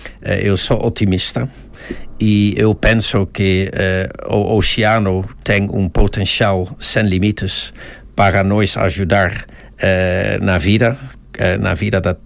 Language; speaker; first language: Portuguese; non-native, fluent; Dutch